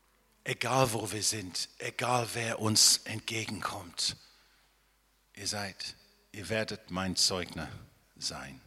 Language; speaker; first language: German; non-native, fluent; English